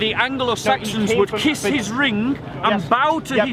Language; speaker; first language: English; native; English